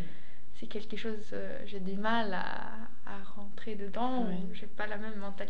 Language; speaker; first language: French; non-native, fluent; Swedish